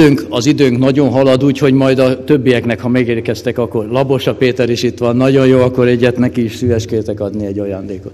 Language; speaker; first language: Hungarian; native; Hungarian